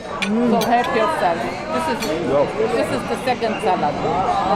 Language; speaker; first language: English; non-native, learner; Arabic